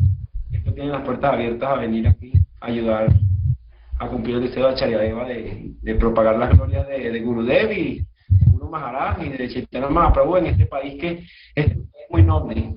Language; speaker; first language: Spanish; native; Spanish